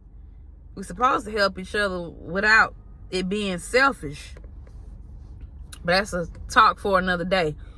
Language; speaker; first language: English; native; English